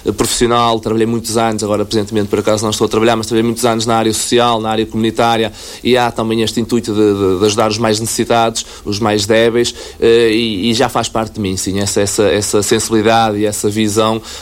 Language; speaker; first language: Portuguese; native; Portuguese